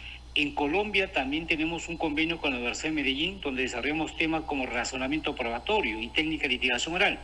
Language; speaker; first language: Spanish; native; Spanish